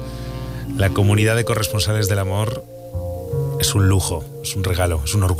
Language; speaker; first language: Spanish; native; Spanish